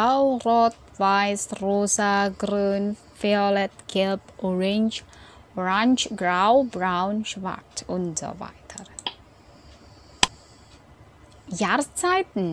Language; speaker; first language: German; non-native, fluent; Indonesian